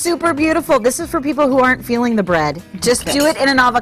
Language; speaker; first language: English; native; English